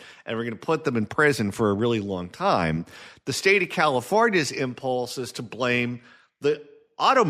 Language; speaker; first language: English; native; English